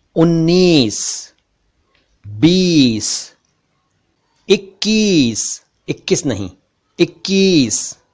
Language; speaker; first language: Hindi; native; Hindi